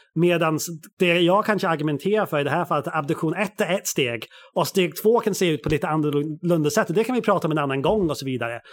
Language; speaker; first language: Swedish; non-native, fluent; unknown